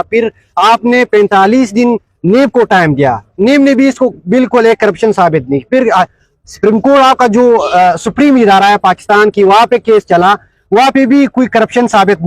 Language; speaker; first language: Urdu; non-native, local second language; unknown